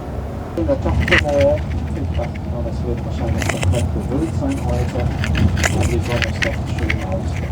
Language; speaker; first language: German; non-native, fluent; English